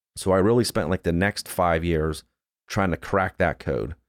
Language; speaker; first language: English; native; English